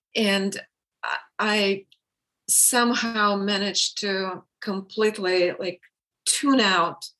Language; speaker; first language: English; non-native, fluent; Russian